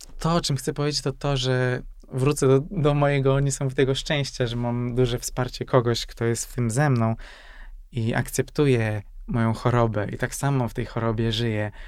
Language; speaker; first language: Polish; non-native, fluent; Hungarian